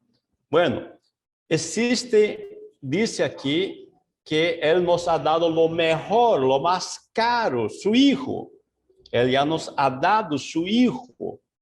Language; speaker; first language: Spanish; non-native, fluent; Portuguese